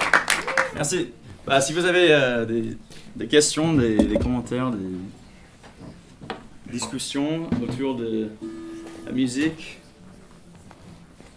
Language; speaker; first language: French; non-native, fluent; English